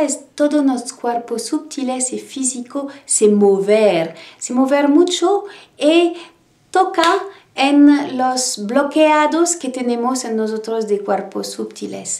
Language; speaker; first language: Spanish; non-native, learner; French